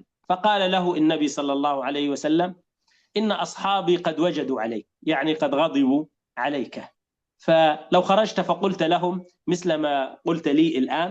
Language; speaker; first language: Arabic; native; Arabic